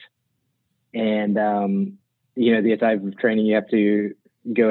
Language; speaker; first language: English; native; English